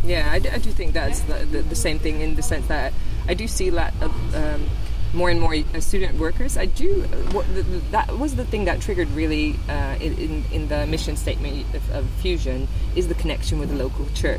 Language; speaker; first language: English; non-native, fluent; Dutch